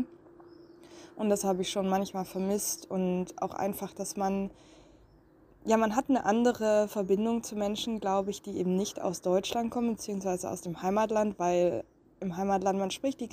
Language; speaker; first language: German; native; German